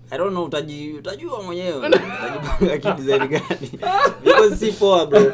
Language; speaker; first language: Swahili; native; Swahili